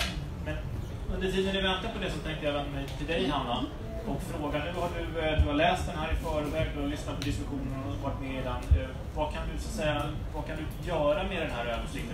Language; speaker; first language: Swedish; native; Swedish